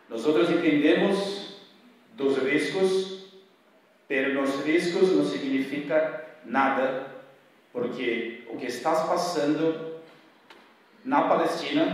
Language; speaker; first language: Spanish; non-native, fluent; Portuguese